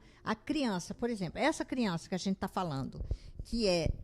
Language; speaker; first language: Portuguese; native; Portuguese